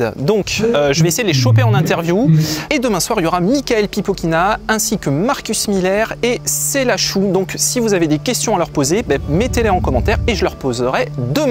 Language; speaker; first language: French; native; French